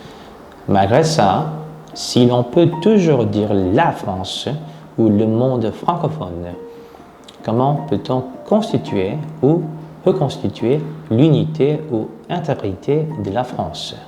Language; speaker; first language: French; non-native, fluent; Korean